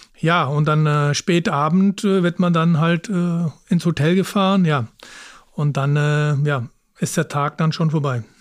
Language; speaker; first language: German; early bilingual, other home language; Punjabi